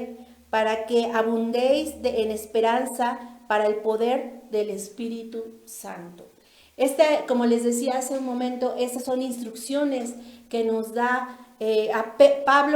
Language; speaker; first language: Spanish; native; Spanish